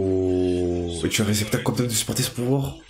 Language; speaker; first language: French; native; French